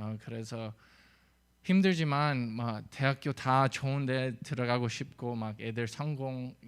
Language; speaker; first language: Korean; early bilingual, heritage; English